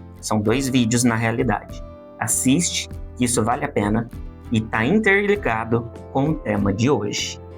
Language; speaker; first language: Portuguese; native; Portuguese